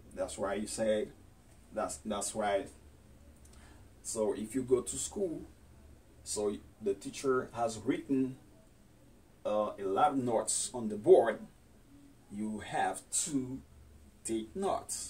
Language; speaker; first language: English; non-native, fluent; Haitian Creole